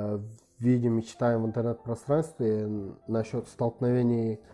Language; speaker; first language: Russian; non-native, local second language; Kyrgyz